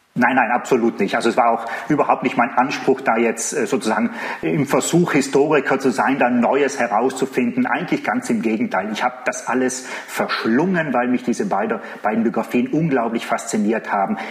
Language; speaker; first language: German; native; German